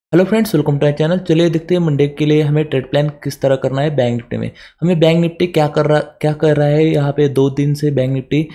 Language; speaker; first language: Hindi; non-native, local second language; Marathi